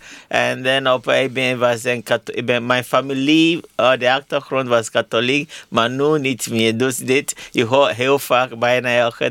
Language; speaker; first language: Dutch; non-native, learner; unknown